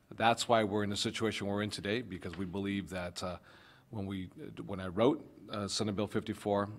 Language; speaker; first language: English; early bilingual, other home language; Spanish